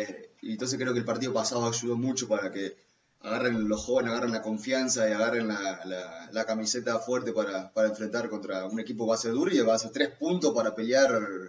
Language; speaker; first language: Spanish; native; Spanish